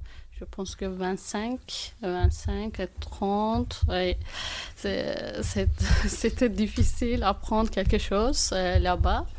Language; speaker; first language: French; non-native, learner; Turkish